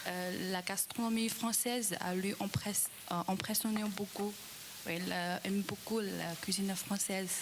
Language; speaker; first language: French; non-native, learner; Chinese